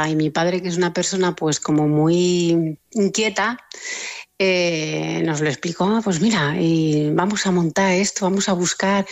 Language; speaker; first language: Spanish; native; Spanish